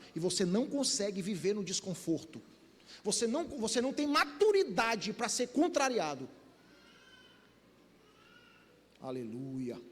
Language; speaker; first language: Portuguese; native; Portuguese